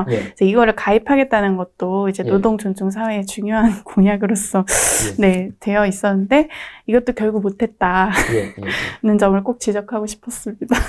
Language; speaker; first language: Korean; native; Korean